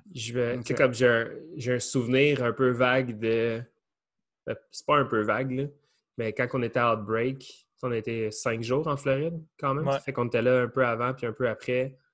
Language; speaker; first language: French; native; French